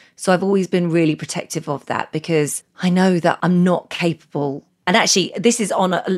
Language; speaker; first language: English; native; English